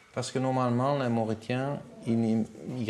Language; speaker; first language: French; non-native, learner; Dutch